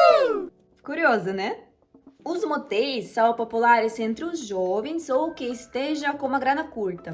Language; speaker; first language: Portuguese; non-native, fluent; Russian